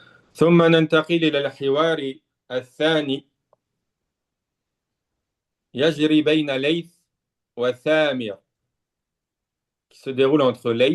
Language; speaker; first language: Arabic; non-native, fluent; French